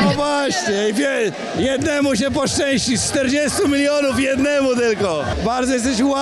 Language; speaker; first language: Polish; native; Polish